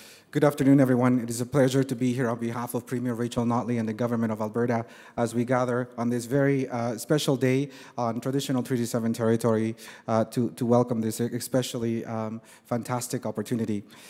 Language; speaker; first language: English; native; English